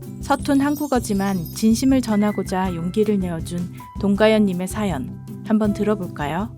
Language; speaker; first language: Korean; native; Korean